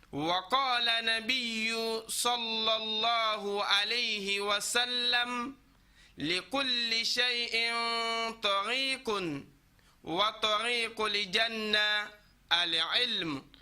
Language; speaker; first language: Arabic; non-native, fluent; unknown